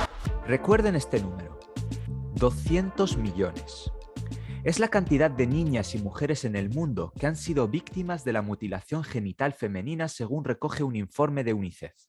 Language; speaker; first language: Spanish; native; Spanish